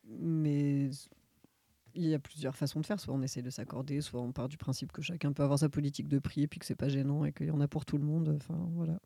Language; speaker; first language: French; native; French